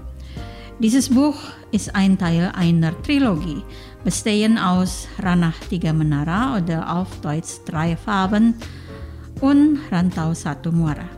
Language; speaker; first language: German; non-native, fluent; Indonesian